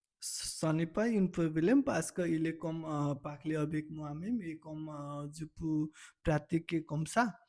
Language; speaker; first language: French; non-native, learner; Nepali